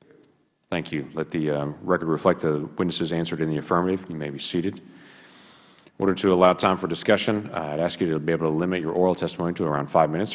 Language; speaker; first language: English; native; English